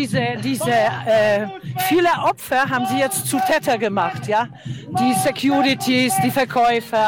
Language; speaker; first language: German; non-native, fluent; Polish